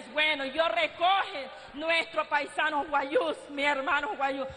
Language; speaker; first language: Spanish; non-native, local second language; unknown